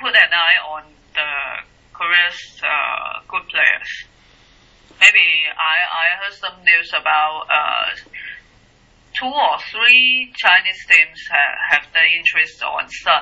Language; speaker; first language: English; non-native, learner; Chinese